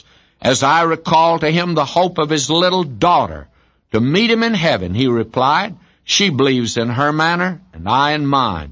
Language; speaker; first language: English; native; English